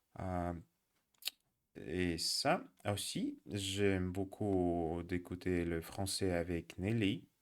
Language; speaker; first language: French; non-native, learner; Russian